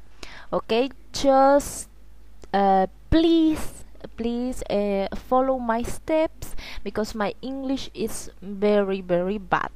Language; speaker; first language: English; non-native, learner; Spanish